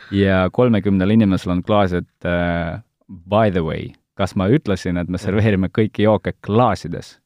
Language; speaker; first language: Estonian; non-native, local second language; Russian